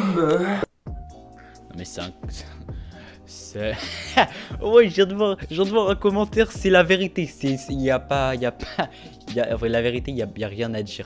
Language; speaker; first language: French; native; French